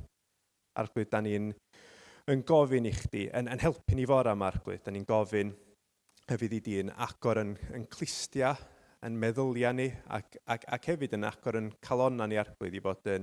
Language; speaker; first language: Welsh; native; Welsh